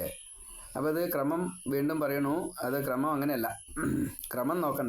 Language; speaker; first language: Malayalam; native; Malayalam